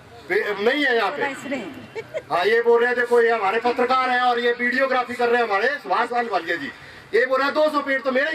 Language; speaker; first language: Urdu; non-native, local second language; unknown